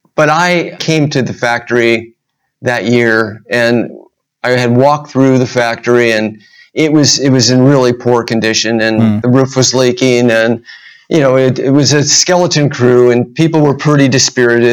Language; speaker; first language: English; native; English